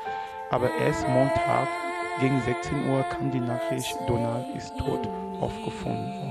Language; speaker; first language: German; non-native, fluent; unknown